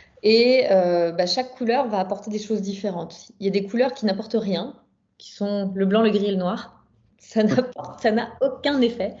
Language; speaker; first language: French; native; French